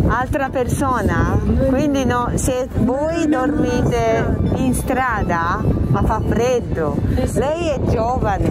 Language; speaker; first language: Italian; non-native, fluent; Japanese